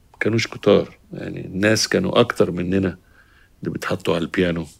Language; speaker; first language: Arabic; native; Arabic